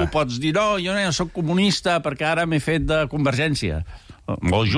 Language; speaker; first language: Catalan; native; Catalan